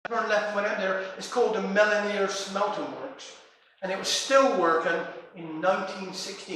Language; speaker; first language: English; native; English